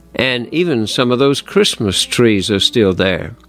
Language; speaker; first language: English; native; English